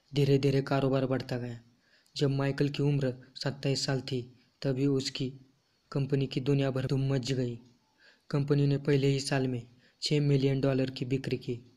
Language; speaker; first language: Hindi; non-native, local second language; Marathi